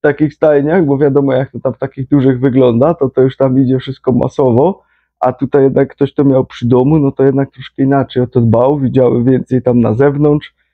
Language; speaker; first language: Polish; native; Polish